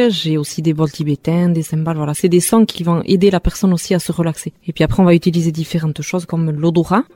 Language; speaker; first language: French; non-native, local second language; Basque